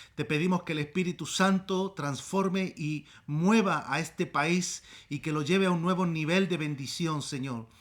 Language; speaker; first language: Spanish; native; Spanish